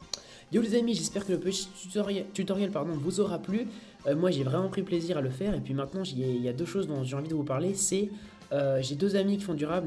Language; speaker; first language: French; native; French